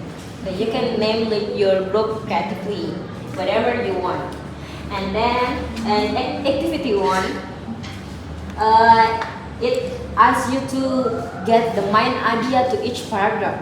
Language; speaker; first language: English; non-native, learner; Indonesian